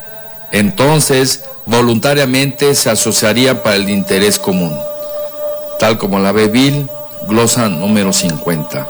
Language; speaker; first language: Spanish; native; Spanish